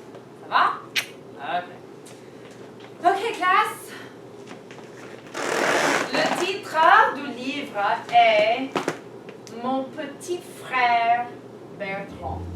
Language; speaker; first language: French; non-native, fluent; English